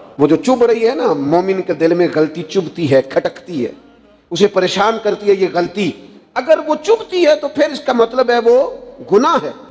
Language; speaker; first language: Urdu; non-native, local second language; Punjabi